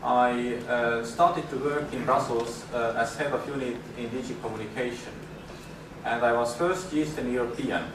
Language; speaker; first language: English; non-native, fluent; Estonian